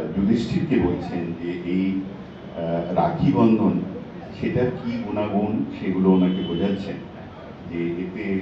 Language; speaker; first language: Bangla; non-native, fluent; Hindi